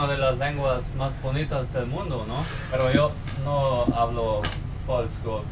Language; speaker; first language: Spanish; non-native, fluent; Polish